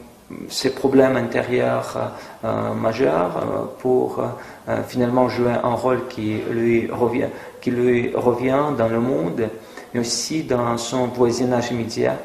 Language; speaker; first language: French; non-native, fluent; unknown